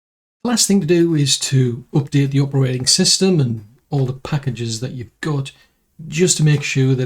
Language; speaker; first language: English; native; English